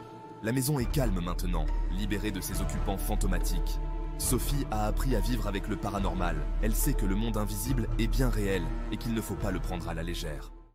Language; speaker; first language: French; native; French